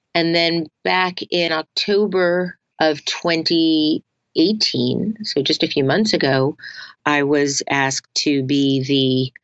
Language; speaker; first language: English; native; English